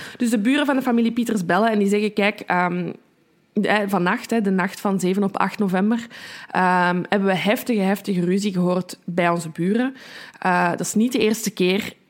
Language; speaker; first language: Dutch; native; Dutch